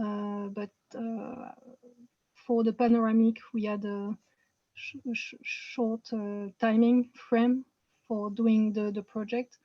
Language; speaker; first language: English; non-native, fluent; French